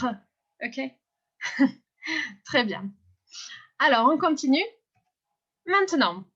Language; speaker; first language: French; non-native, fluent; English